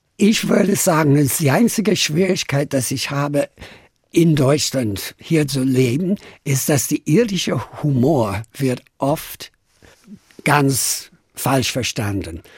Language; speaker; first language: German; non-native, fluent; English